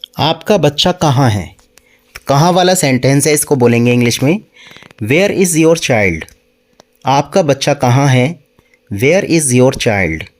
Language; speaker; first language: Hindi; native; Hindi